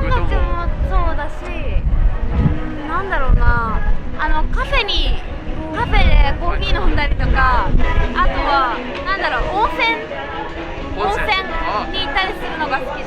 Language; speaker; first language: Japanese; native; Japanese